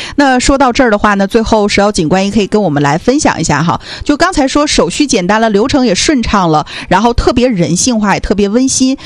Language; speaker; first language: Chinese; native; Chinese